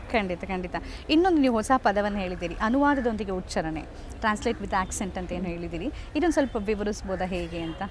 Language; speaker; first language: Kannada; native; Kannada